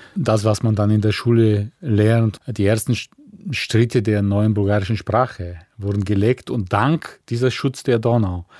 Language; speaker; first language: German; non-native, fluent; Bulgarian